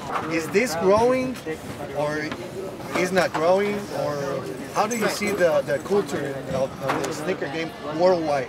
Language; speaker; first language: English; non-native, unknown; Spanish